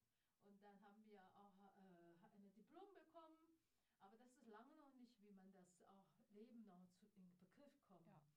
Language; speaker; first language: German; non-native, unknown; Chinese